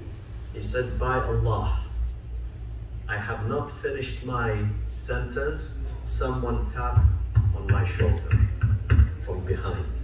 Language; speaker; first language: English; non-native, fluent; Arabic